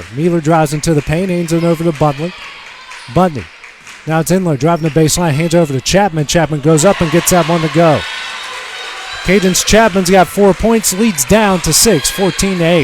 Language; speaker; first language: English; native; English